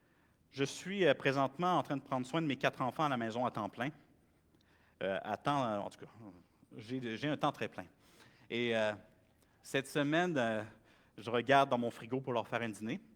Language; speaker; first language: French; native; French